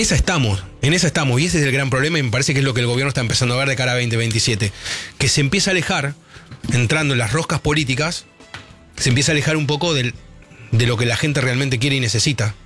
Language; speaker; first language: Spanish; native; Spanish